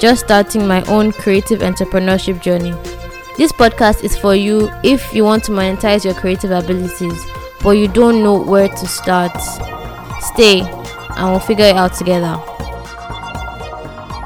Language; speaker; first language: English; non-native, local second language; Igbo